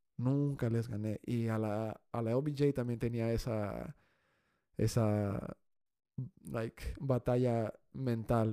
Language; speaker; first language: Spanish; early bilingual, heritage; Spanish